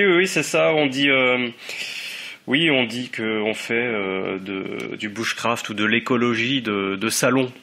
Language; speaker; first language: French; native; French